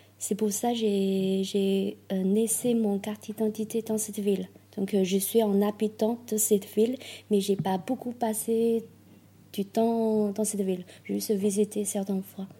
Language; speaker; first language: French; non-native, fluent; Chinese